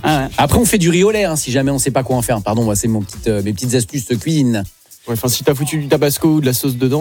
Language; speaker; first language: French; native; French